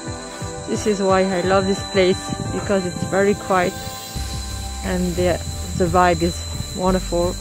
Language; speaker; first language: English; non-native, learner; French